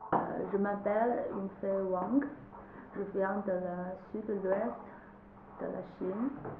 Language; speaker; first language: French; non-native, learner; Chinese